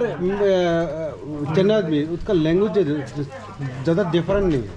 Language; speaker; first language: Hindi; non-native, learner; Bangla